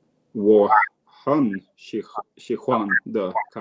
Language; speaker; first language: Chinese; non-native, learner; English